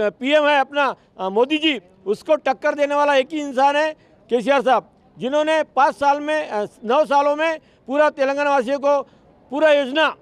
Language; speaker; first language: Hindi; non-native, local second language; Marathi